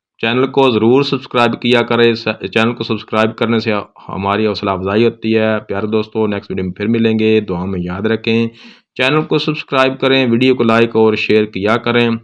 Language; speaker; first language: Urdu; non-native, local second language; Punjabi